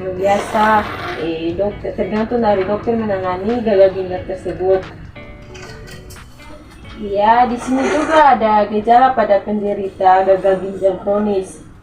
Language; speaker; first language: Indonesian; non-native, local second language; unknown